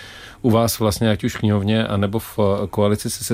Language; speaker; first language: Czech; native; Czech